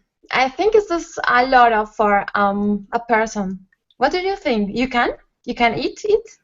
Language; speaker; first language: English; non-native, learner; Spanish